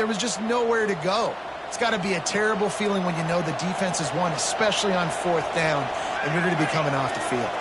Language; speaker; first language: English; native; English